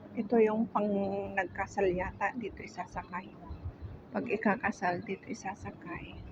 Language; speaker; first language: Filipino; non-native, local second language; Iloko